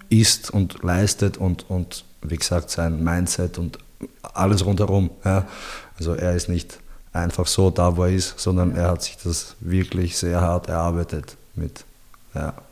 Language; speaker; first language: German; early bilingual, other home language; Bosnian